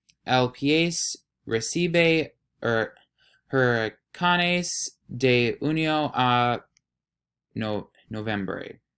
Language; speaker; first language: Spanish; non-native, learner; English